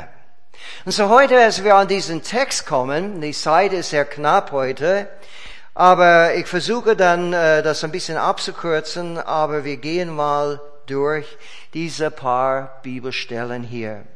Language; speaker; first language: German; non-native, fluent; English